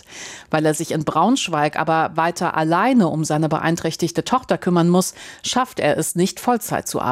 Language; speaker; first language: German; native; German